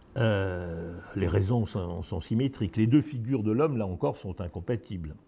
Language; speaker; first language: French; native; French